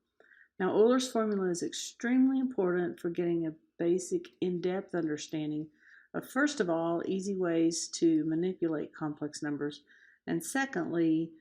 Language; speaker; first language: English; native; English